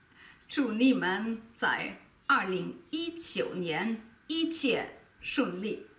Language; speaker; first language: Chinese; non-native, learner; German